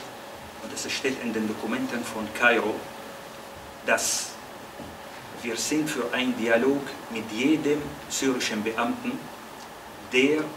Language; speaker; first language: German; non-native, fluent; Arabic